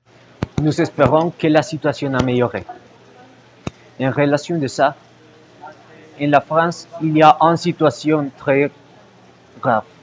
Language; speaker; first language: French; non-native, learner; Spanish